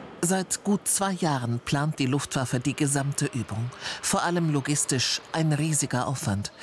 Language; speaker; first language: German; native; German